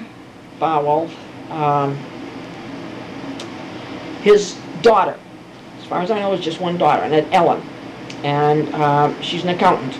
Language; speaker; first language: English; native; English